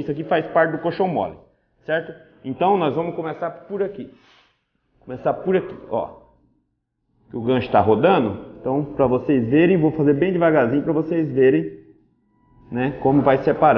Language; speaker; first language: Portuguese; native; Portuguese